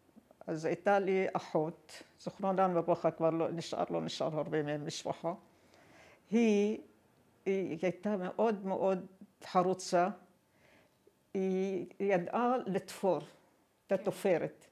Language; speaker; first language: Hebrew; non-native, fluent; Arabic